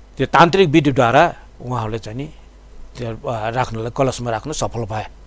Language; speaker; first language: Nepali; non-native, local second language; Newari